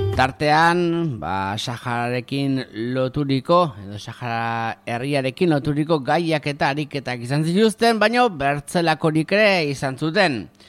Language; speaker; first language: Basque; native; Basque